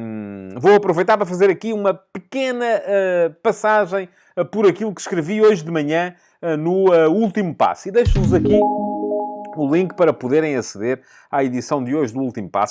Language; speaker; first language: Portuguese; native; Portuguese